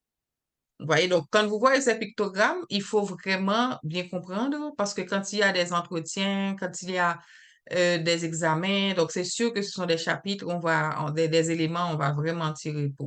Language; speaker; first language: French; native; French